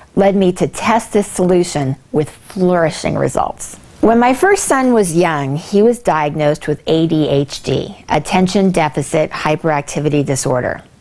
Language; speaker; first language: English; native; English